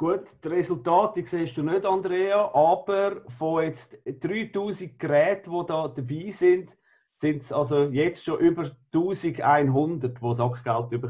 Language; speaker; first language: German; native; German